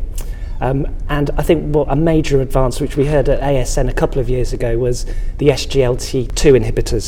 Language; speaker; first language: English; native; English